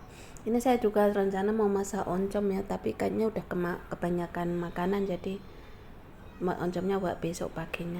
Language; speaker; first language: Indonesian; native; Indonesian